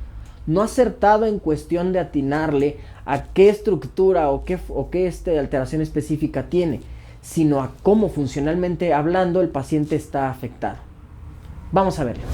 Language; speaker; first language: Spanish; native; Spanish